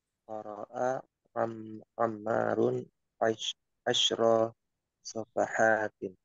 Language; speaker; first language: Arabic; non-native, learner; Indonesian